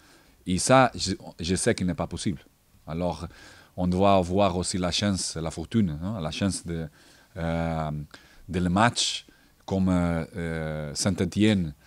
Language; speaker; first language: French; non-native, fluent; Portuguese